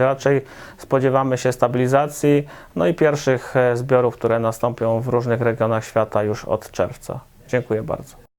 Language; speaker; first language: Polish; native; Polish